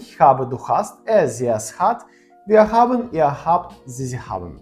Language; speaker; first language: German; non-native, fluent; Ukrainian